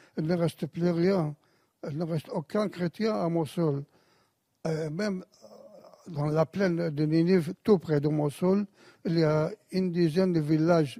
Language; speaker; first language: French; non-native, fluent; Arabic